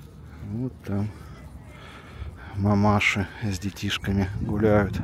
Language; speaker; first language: Russian; native; Russian